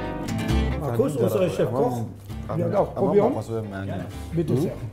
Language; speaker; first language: German; non-native, learner; French